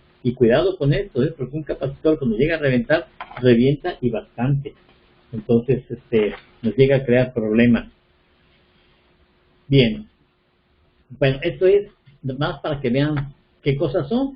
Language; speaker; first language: Spanish; native; Spanish